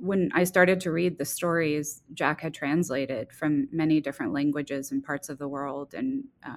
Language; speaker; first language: English; native; English